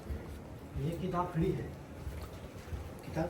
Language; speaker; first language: Hindi; non-native, local second language; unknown